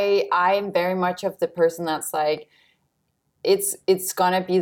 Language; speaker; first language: English; non-native, fluent; Danish